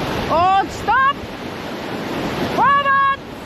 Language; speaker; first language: German; non-native, learner; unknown